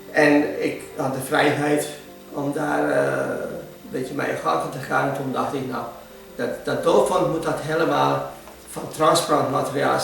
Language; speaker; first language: Dutch; non-native, fluent; Hungarian